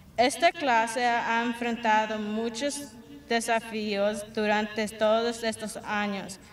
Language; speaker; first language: Spanish; early bilingual, heritage; Spanish